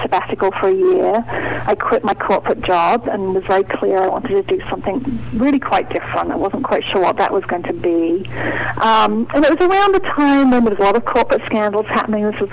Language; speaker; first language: English; native; English